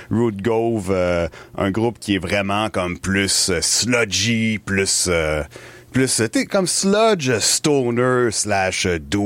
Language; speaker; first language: French; native; French